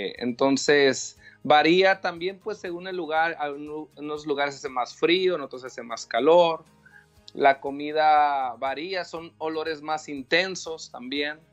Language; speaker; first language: Spanish; native; Spanish